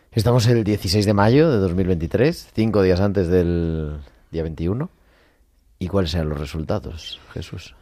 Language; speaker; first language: Spanish; native; Spanish